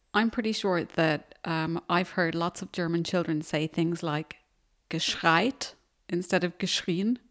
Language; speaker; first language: English; native; English